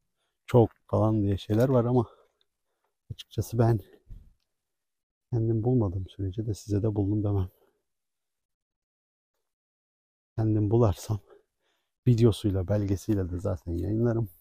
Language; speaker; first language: Turkish; native; Turkish